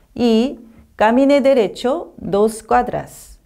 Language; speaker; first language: Spanish; non-native, learner; Korean